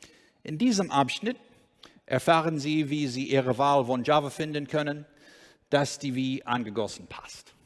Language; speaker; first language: German; non-native, learner; English